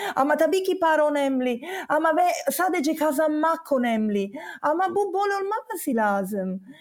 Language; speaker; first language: Turkish; non-native, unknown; Italian